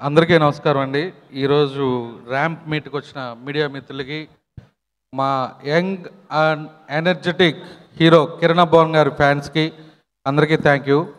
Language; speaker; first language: Telugu; native; Telugu